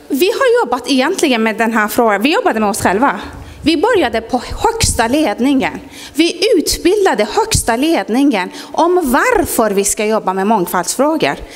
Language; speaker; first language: Swedish; non-native, fluent; Persian